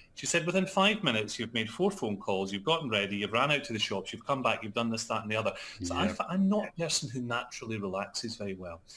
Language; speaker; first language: English; native; English